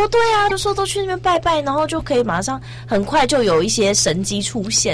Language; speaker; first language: Chinese; native; Chinese